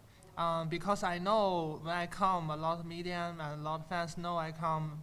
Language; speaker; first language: English; non-native, learner; Chinese